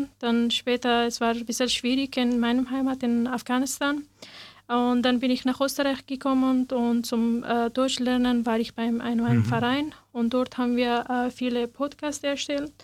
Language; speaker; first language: German; non-native, learner; Persian